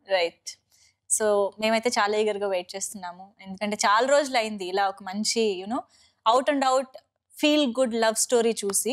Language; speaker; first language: Telugu; native; Telugu